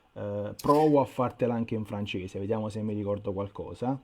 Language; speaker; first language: Italian; native; Italian